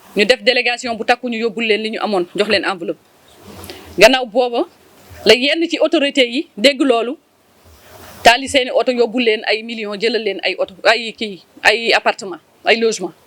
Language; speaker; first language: Wolof; non-native, local second language; Fula